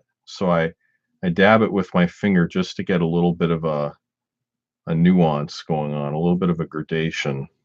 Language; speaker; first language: English; native; English